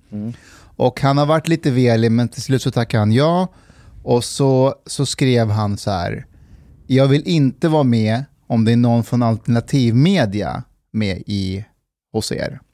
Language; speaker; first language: Swedish; early bilingual, other home language; Persian